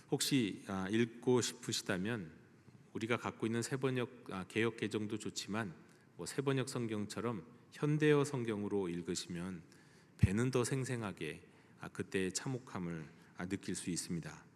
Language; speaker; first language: Korean; native; Korean